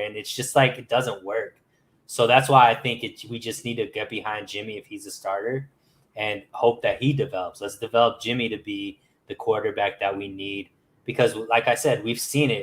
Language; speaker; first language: English; native; English